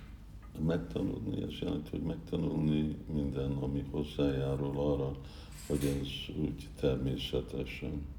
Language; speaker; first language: Hungarian; early bilingual, heritage; Hungarian